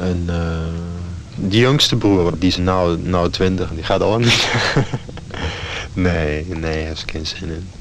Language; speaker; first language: Dutch; non-native, fluent; German